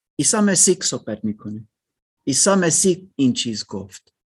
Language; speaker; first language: Persian; non-native, learner; German